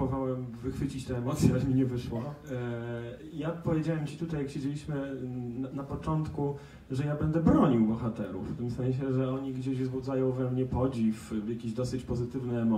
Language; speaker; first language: Polish; native; Polish